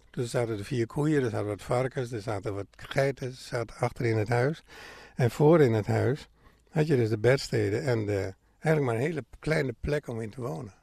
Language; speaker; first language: Dutch; native; Dutch